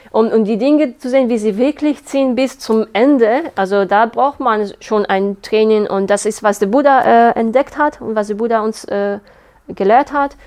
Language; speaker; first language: German; non-native, fluent; Spanish